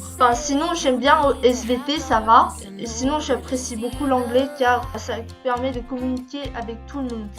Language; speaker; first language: French; early bilingual, other home language; Korean